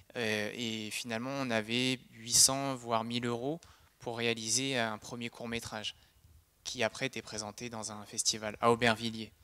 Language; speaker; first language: French; native; French